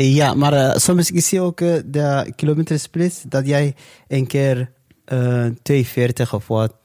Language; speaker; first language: Dutch; non-native, local second language; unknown